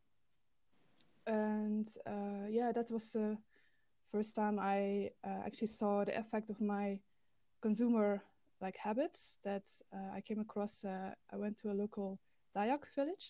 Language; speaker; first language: English; non-native, fluent; Dutch